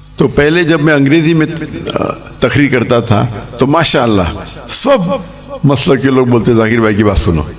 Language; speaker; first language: Urdu; non-native, local second language; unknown